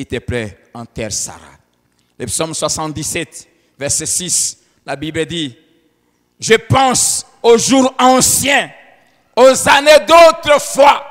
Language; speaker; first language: French; non-native, local second language; Lingala